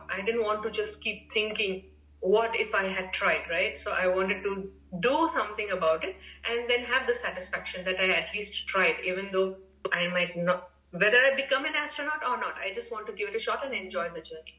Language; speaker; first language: English; non-native, local second language; Marathi